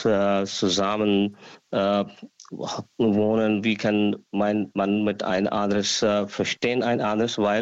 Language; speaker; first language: German; non-native, learner; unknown